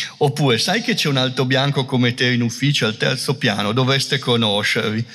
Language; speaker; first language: Italian; native; Italian